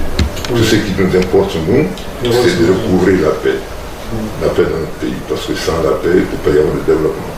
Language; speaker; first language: French; non-native, local second language; Bambara